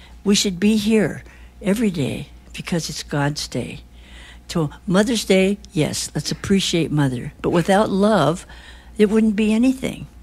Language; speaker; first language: English; early bilingual, other home language; Chinese